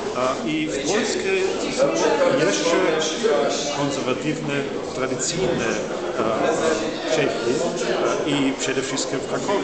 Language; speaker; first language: Polish; non-native, learner; German